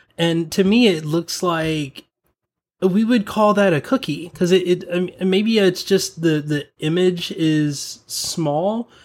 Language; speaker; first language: English; native; English